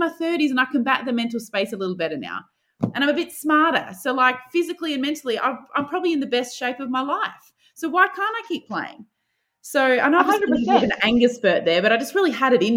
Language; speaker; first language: English; native; English